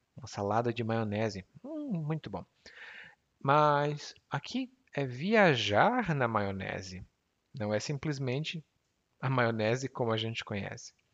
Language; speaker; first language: Portuguese; native; Portuguese